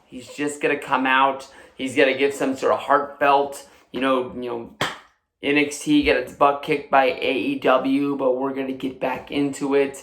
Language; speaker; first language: English; native; English